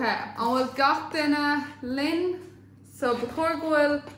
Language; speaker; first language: Irish; non-native, local second language; English